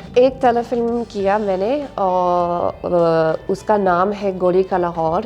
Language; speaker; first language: Hindi; non-native, learner; English